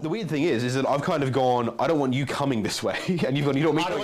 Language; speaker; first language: English; native; English